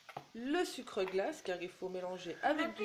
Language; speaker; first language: French; native; French